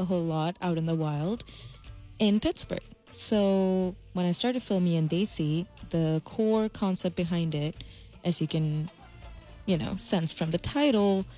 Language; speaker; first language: English; non-native, local second language; Malayalam